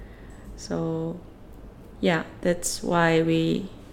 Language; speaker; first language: English; non-native, fluent; Korean